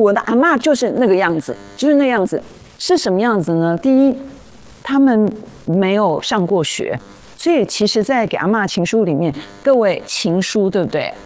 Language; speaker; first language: Chinese; native; Chinese